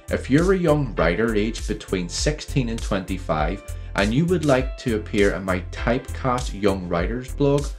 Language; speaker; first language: English; native; English